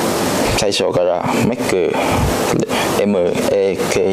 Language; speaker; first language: Japanese; non-native, learner; Vietnamese